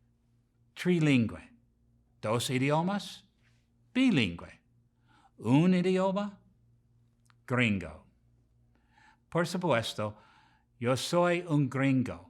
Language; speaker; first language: Spanish; non-native, learner; English